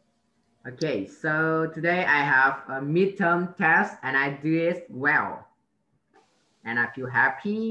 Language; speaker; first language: English; non-native, learner; Vietnamese